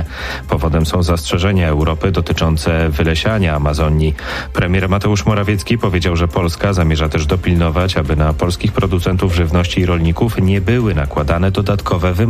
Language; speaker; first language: Polish; native; Polish